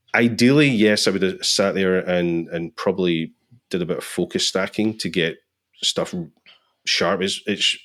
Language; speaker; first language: English; native; English